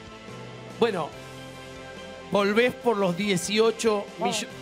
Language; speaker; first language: Spanish; native; Spanish